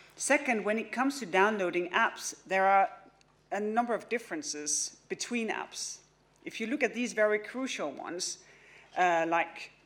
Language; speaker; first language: English; non-native, fluent; Danish